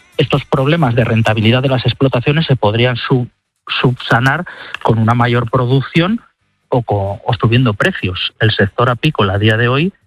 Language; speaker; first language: Spanish; native; Spanish